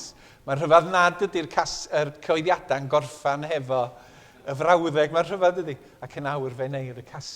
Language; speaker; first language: Welsh; native; Welsh